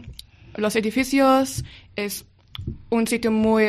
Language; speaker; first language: Spanish; non-native, learner; English